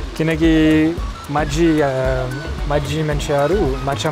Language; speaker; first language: Nepali; non-native, learner; French